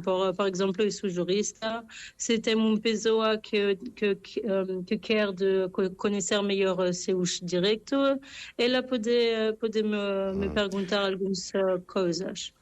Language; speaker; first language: Portuguese; non-native, fluent; French